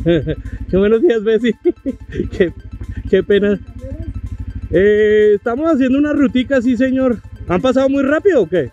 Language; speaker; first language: Spanish; native; Spanish